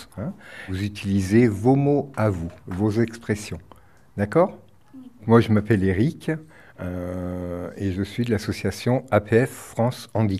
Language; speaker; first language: French; native; French